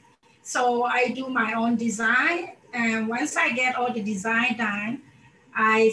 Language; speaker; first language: English; non-native, local second language; Akan